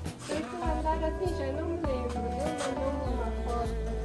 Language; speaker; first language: Portuguese; early bilingual, heritage; Portuguese